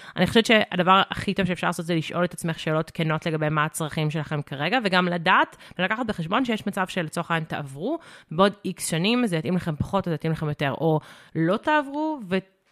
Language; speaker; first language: Hebrew; native; Hebrew